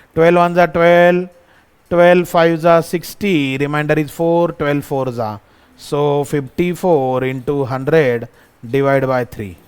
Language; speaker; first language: Hindi; non-native, local second language; Marathi